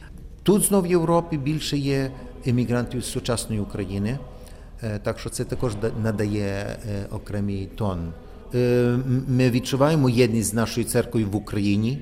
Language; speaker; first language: Ukrainian; early bilingual, heritage; Ukrainian